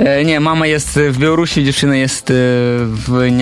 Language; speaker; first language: Polish; non-native, learner; Russian